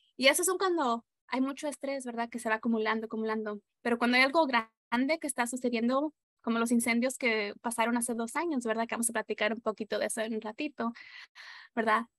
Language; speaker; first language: Spanish; early bilingual, heritage; Spanish